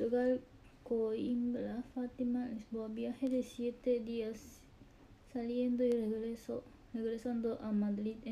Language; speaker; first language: Spanish; non-native, learner; Japanese